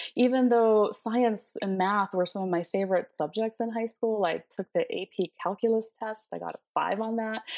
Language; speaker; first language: English; early bilingual, other home language; Spanish